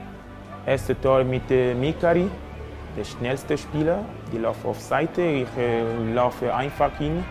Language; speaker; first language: German; non-native, fluent; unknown